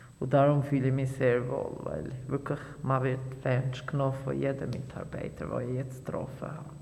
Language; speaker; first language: German; non-native, fluent; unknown